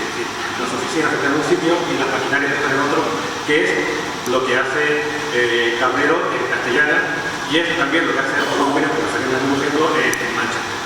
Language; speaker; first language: Spanish; native; Spanish